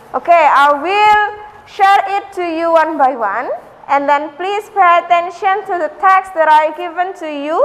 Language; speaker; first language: English; non-native, learner; Indonesian